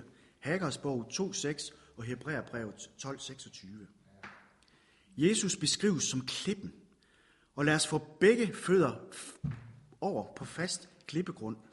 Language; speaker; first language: Danish; native; Danish